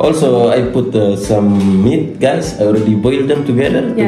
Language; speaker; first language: English; non-native, fluent; Indonesian